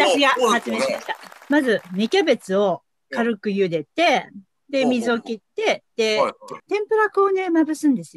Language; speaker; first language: Japanese; native; Japanese